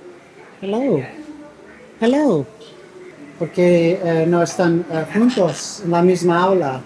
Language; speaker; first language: Spanish; non-native, learner; English